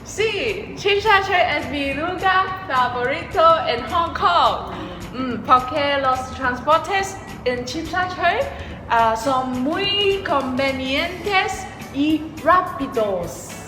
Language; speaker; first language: Spanish; non-native, learner; Cantonese